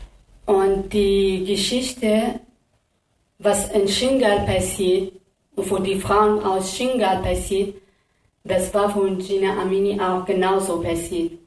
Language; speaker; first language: German; non-native, learner; Kurdish